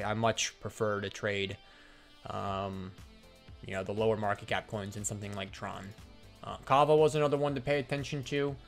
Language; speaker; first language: English; native; English